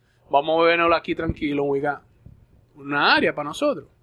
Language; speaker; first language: Spanish; early bilingual, other home language; English